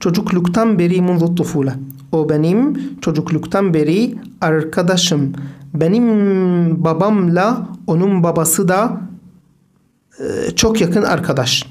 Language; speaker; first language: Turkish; non-native, fluent; Arabic